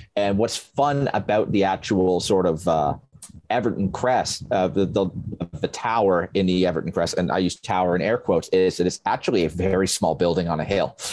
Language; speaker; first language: English; native; English